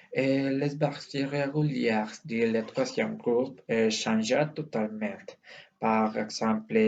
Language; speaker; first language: French; non-native, learner; Spanish